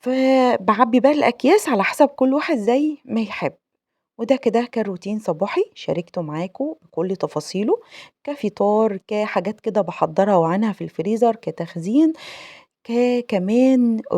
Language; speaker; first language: Arabic; native; Arabic